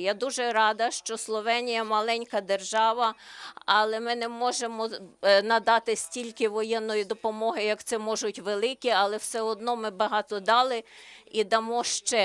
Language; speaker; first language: Ukrainian; non-native, learner; Slovenian